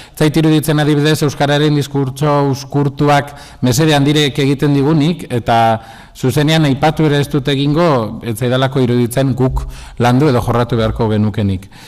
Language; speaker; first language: Basque; non-native, local second language; Spanish